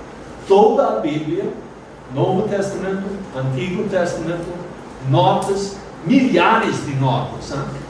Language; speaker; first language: Portuguese; non-native, fluent; English